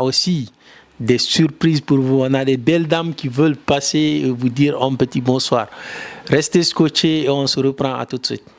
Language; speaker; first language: French; non-native, local second language; Fula